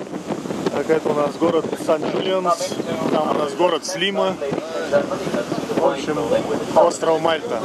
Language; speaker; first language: Russian; native; Russian